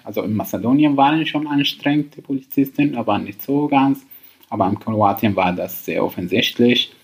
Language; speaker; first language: German; non-native, learner; Arabic